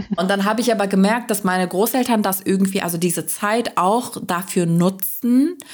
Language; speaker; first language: German; non-native, fluent; Turkish